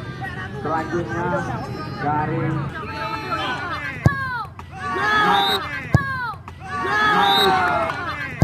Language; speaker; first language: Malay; non-native, local second language; Achinese